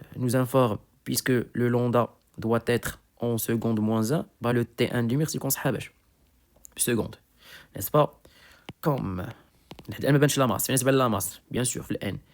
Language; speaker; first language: French; non-native, local second language; Arabic